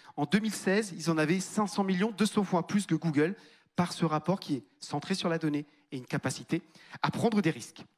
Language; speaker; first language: French; native; French